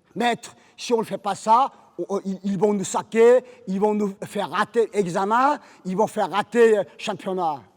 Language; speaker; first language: French; non-native, fluent; Korean